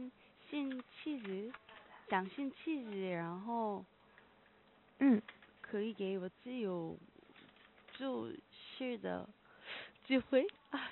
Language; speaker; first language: Chinese; non-native, learner; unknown